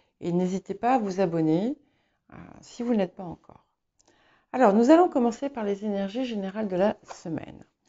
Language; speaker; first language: French; non-native, fluent; English